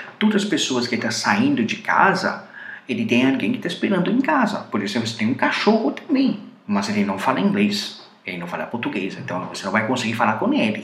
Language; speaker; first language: Portuguese; non-native, fluent; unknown